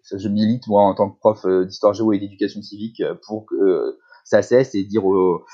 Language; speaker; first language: French; native; French